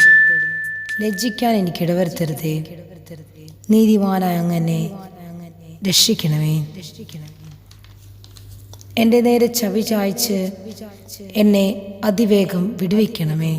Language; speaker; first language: Malayalam; native; Malayalam